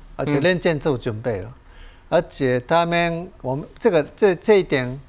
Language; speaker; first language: Chinese; non-native, fluent; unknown